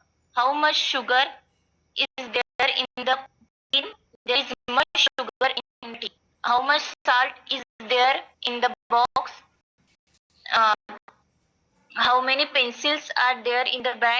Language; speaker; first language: English; non-native, learner; Marathi